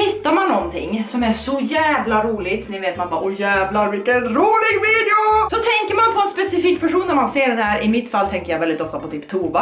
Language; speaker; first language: Swedish; native; Swedish